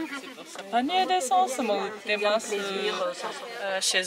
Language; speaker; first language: French; non-native, fluent; Japanese